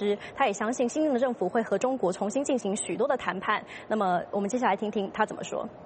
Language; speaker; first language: Chinese; native; Chinese